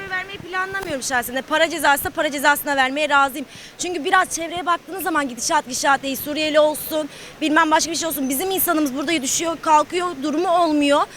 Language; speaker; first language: Turkish; native; Turkish